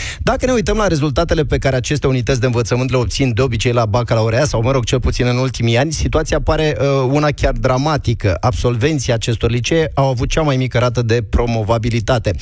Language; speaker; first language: Romanian; native; Romanian